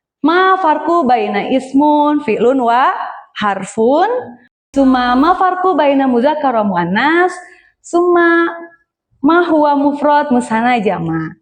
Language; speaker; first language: Arabic; non-native, fluent; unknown